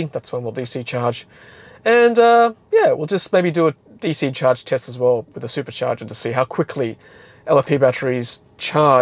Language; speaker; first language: English; native; English